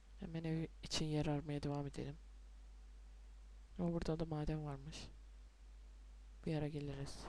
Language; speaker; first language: Turkish; native; Turkish